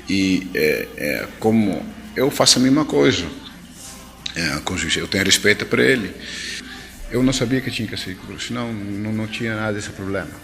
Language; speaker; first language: Portuguese; non-native, fluent; Dutch